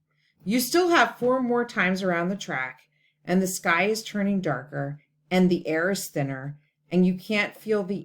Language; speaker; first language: English; native; English